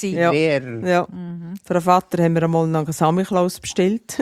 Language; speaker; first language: German; native; German